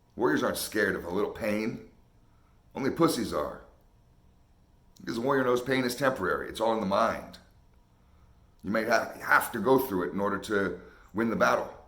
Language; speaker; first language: English; native; English